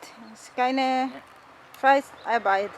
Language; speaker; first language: German; non-native, learner; Indonesian